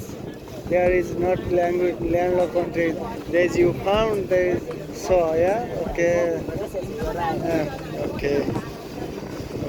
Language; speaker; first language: English; non-native, learner; Nepali